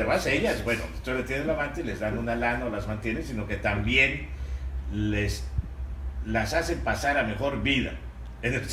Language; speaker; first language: Spanish; native; Spanish